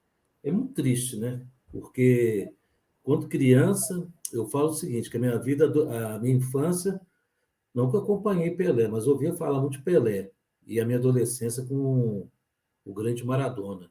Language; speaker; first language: Portuguese; native; Portuguese